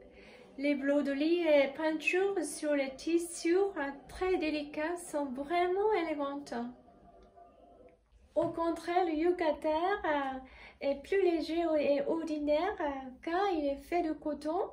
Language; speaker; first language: French; non-native, fluent; Japanese